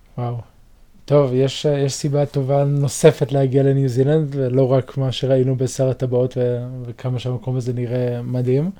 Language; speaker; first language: Hebrew; native; Hebrew